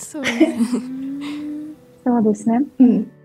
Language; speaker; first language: Japanese; non-native, fluent; Ukrainian